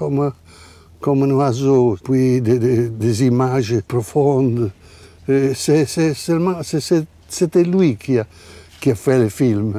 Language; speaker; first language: French; non-native, fluent; Italian